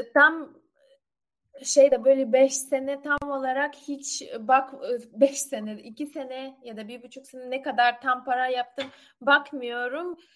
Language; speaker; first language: Turkish; non-native, learner; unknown